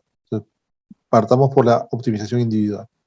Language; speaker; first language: Spanish; native; Spanish